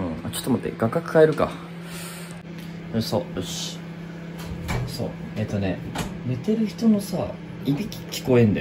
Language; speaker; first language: Japanese; native; Japanese